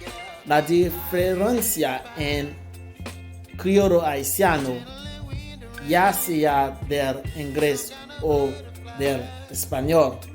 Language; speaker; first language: Spanish; non-native, fluent; Haitian Creole